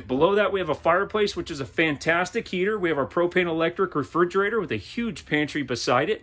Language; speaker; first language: English; native; English